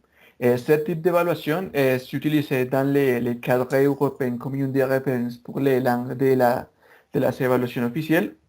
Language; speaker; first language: French; non-native, learner; Spanish